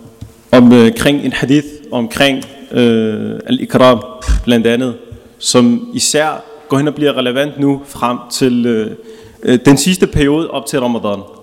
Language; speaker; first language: Danish; early bilingual, other home language; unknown